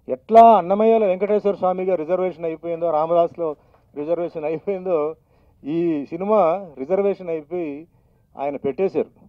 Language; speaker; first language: Telugu; non-native, local second language; Tamil